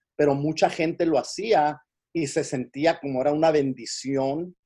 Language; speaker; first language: Spanish; early bilingual, heritage; Spanish